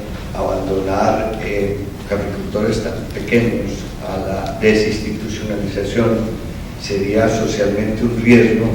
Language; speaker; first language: Spanish; native; Spanish